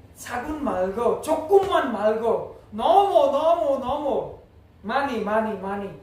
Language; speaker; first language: Korean; non-native, learner; English